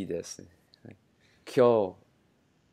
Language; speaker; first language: Japanese; non-native, learner; English